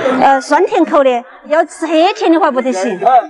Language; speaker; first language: Chinese; native; Chinese